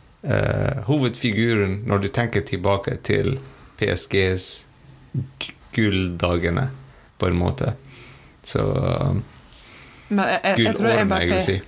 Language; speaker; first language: Norwegian; non-native, fluent; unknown